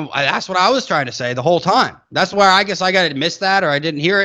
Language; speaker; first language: English; native; English